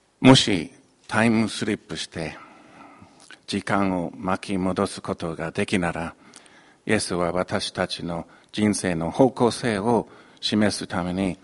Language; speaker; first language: Japanese; non-native, fluent; English